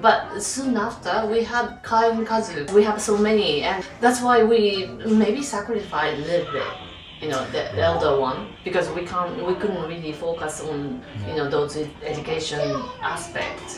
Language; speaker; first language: English; non-native, fluent; Japanese